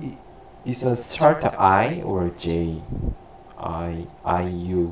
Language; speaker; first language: English; non-native, learner; Korean